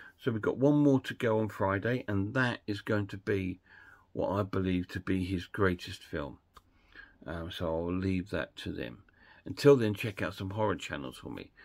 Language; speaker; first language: English; native; English